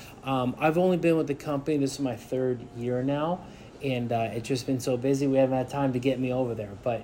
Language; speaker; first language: English; native; English